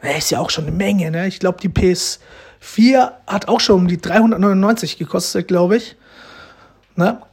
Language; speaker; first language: German; early bilingual, other home language; Romanian